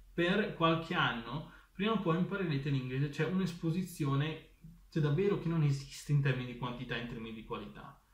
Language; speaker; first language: Italian; native; Italian